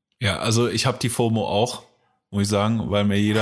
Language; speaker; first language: German; native; German